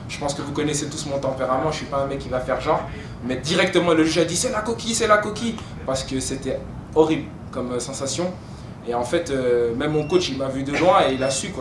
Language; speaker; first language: French; native; French